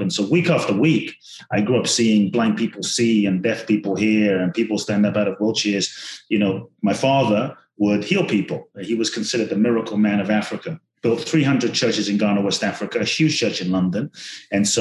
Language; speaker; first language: English; native; English